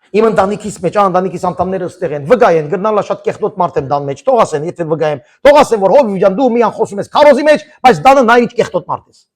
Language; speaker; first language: Armenian; early bilingual, heritage; Armenian